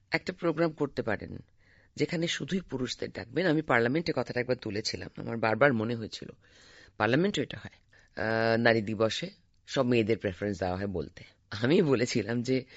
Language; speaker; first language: Bangla; native; Bangla